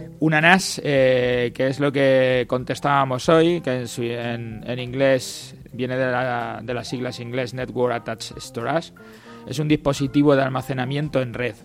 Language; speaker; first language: Spanish; native; Spanish